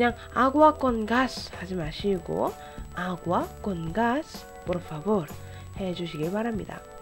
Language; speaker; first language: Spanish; non-native, fluent; Korean